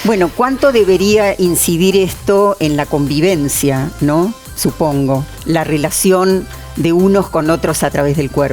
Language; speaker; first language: Spanish; native; Spanish